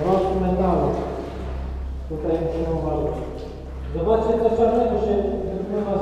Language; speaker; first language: Polish; native; Polish